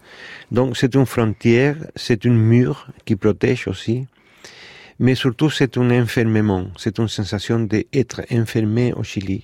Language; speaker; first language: French; non-native, fluent; Spanish